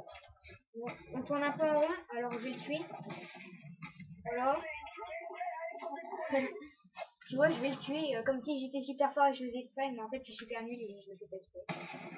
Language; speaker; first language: French; native; French